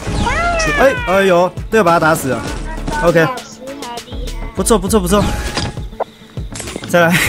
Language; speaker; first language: Chinese; native; Chinese